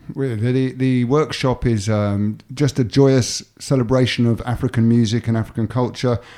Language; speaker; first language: English; native; English